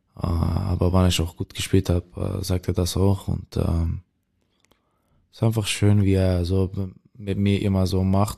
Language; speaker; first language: German; non-native, learner; Dutch